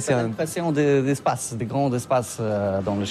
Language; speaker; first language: French; non-native, learner; Polish